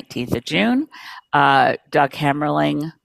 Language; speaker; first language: English; native; English